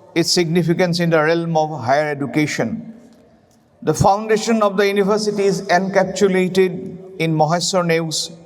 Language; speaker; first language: English; non-native, local second language; Assamese